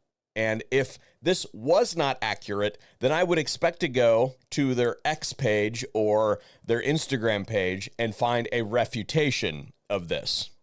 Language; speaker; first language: English; native; English